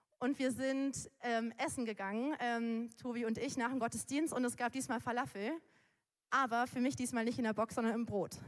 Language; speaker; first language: German; native; German